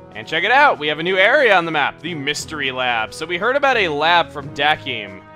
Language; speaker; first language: English; native; English